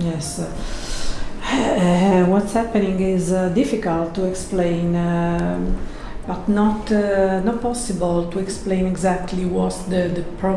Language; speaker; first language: English; non-native, learner; Italian